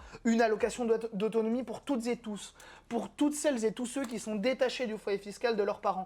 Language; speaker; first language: French; native; French